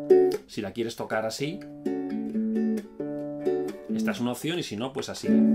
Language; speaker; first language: Spanish; native; Spanish